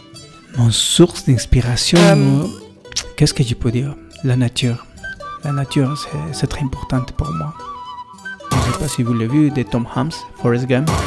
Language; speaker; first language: French; non-native, learner; Spanish